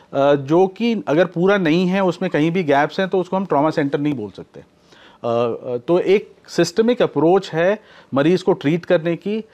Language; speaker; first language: Hindi; native; Hindi